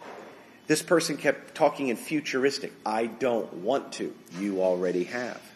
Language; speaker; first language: English; native; English